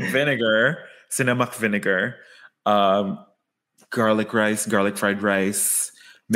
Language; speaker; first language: English; non-native, local second language; Filipino